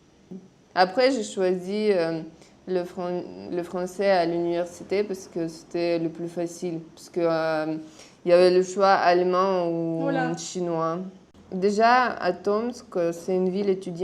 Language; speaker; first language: French; non-native, fluent; Russian